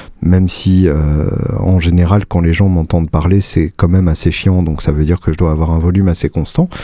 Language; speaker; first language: French; native; French